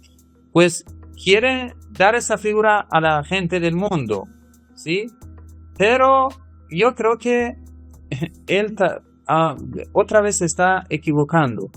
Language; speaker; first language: Spanish; non-native, fluent; Persian